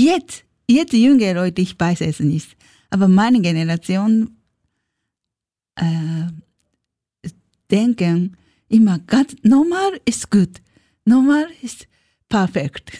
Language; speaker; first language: German; non-native, learner; Japanese